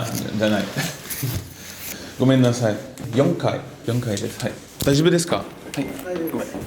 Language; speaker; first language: Japanese; non-native, learner; French